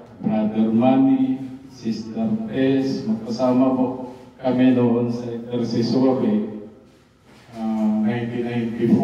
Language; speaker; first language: Filipino; non-native, local second language; Cebuano